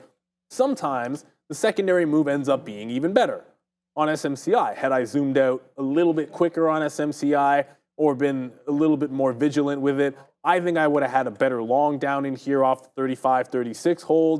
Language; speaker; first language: English; native; English